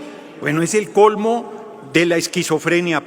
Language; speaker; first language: Spanish; native; Spanish